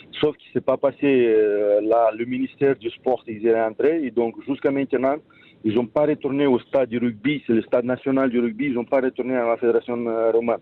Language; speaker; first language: French; non-native, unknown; Romanian